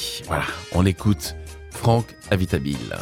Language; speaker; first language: French; native; French